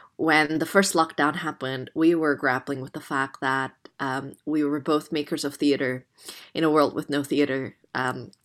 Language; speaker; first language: English; non-native, fluent; Indonesian